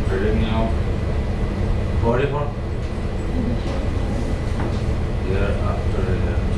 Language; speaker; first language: English; non-native, learner; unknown